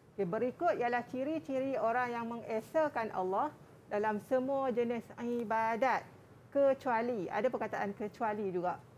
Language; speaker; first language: Malay; native; Malay